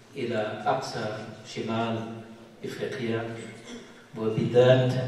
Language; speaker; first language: Arabic; non-native, fluent; English